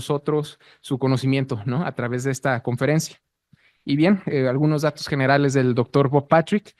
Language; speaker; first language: Spanish; native; Spanish